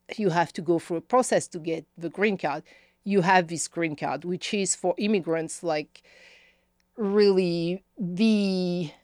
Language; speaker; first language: English; non-native, fluent; French